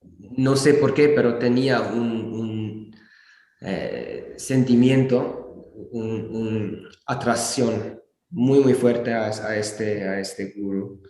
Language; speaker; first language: Spanish; non-native, learner; English